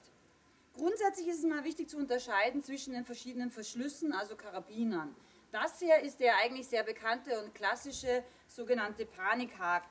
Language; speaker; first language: German; native; German